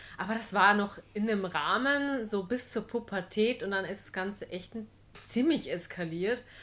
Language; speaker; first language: German; native; German